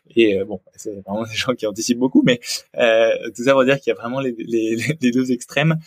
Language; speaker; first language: French; native; French